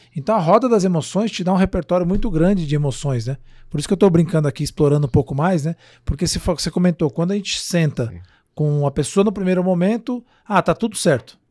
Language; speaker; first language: Portuguese; native; Portuguese